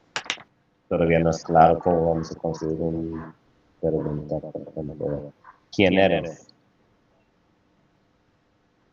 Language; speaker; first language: Spanish; non-native, fluent; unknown